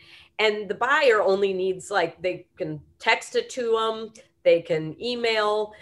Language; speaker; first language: English; native; English